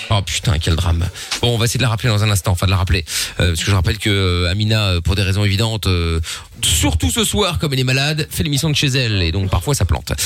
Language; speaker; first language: French; early bilingual, other home language; Portuguese